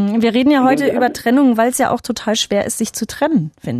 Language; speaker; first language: German; native; German